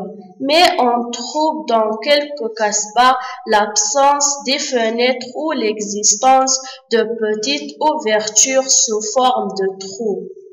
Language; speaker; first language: French; non-native, learner; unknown